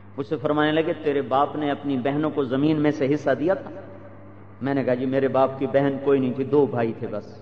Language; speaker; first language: Urdu; non-native, local second language; Punjabi